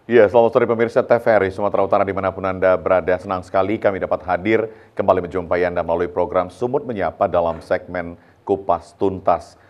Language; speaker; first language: Indonesian; native; Indonesian